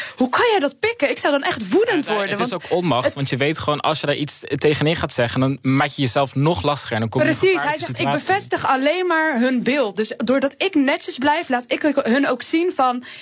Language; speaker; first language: Dutch; native; Dutch